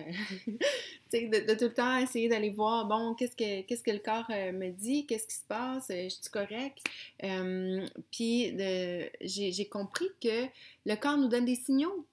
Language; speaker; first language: French; native; French